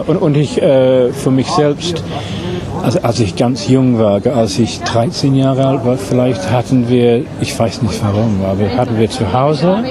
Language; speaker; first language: German; non-native, fluent; English